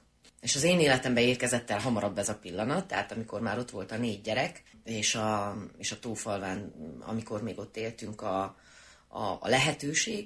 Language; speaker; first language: Hungarian; native; Hungarian